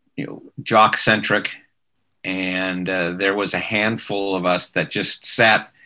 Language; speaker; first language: English; native; English